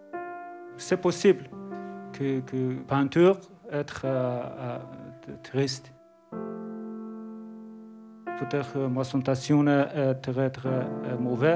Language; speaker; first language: French; non-native, learner; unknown